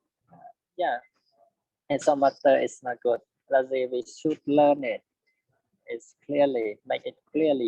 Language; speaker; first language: English; non-native, learner; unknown